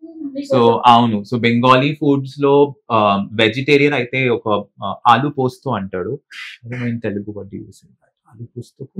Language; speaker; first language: Telugu; non-native, fluent; Bangla